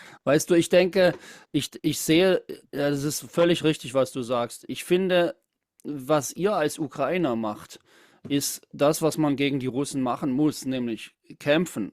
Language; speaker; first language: German; native; German